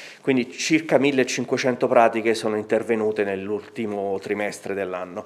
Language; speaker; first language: Italian; native; Italian